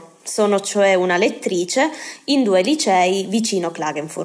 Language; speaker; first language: Italian; native; Italian